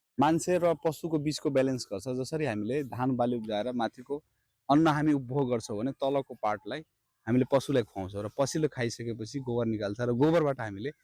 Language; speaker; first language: Nepali; non-native, local second language; Maithili